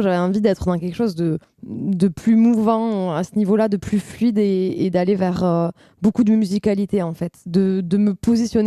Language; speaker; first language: French; native; French